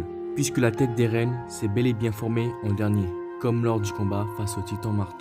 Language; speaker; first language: French; native; French